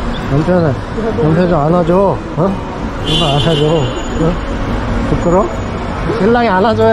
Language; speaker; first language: Korean; non-native, learner; Vietnamese